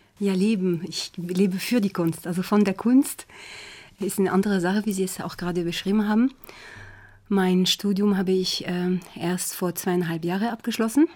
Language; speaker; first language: German; non-native, fluent; French